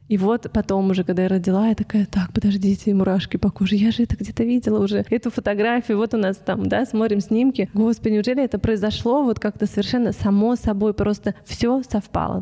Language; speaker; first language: Russian; native; Russian